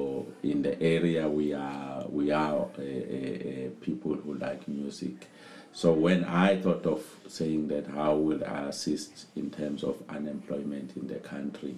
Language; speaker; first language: English; non-native, local second language; Zulu